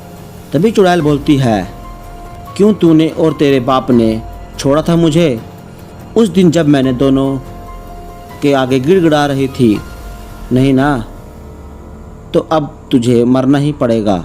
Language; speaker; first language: Hindi; native; Hindi